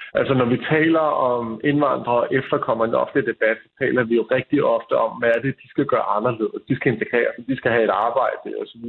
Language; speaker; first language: Danish; native; Danish